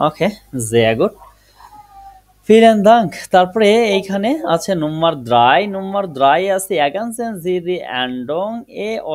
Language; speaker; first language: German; non-native, fluent; Bangla